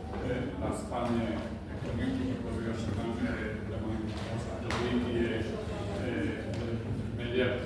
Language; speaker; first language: French; non-native, learner; Spanish